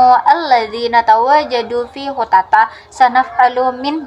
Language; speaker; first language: Arabic; non-native, fluent; Indonesian